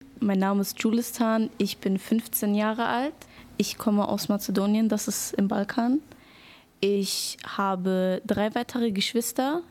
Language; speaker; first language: German; early bilingual, other home language; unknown